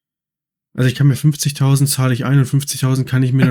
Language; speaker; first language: German; native; German